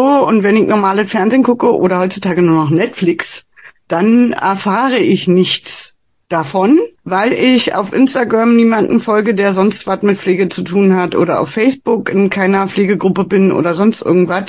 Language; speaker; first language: German; native; German